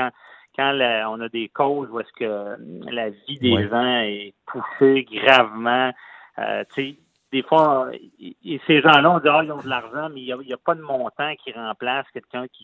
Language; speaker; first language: French; native; French